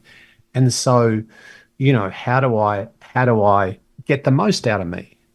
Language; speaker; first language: English; native; English